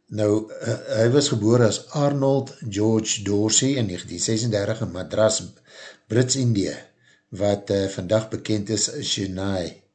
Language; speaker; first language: Afrikaans; native; Afrikaans